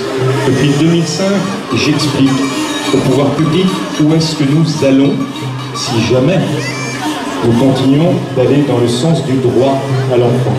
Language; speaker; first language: French; native; French